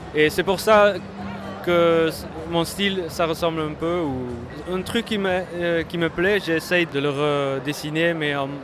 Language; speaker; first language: French; non-native, fluent; Dutch